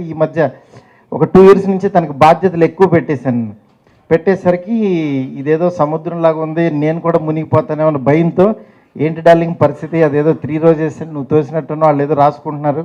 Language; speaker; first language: Telugu; native; Telugu